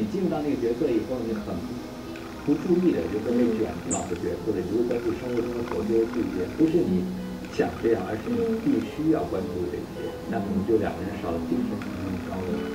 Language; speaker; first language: Chinese; native; Chinese